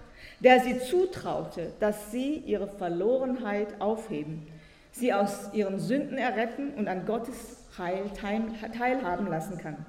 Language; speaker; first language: German; native; German